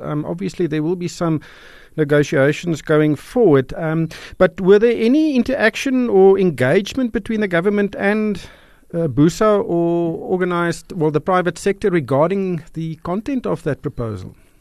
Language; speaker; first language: English; non-native, local second language; Afrikaans